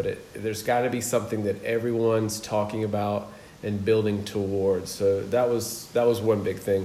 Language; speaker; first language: English; native; English